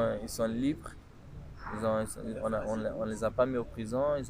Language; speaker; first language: French; non-native, local second language; Kurdish